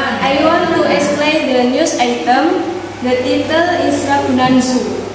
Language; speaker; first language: English; non-native, learner; Indonesian